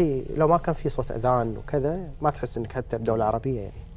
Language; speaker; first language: Arabic; native; Arabic